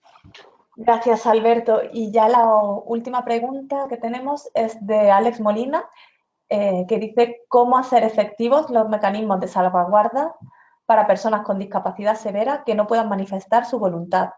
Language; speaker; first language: Spanish; native; Spanish